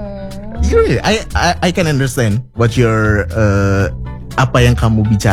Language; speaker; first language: English; non-native, fluent; Indonesian